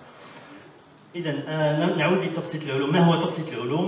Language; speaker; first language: Arabic; native; Arabic